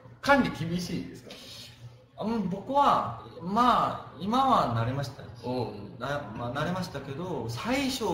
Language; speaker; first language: Japanese; non-native, fluent; Korean